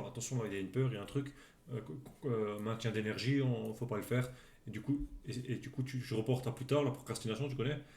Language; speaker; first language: French; native; French